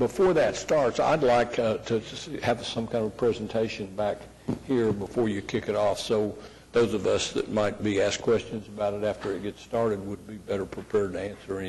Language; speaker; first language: English; native; English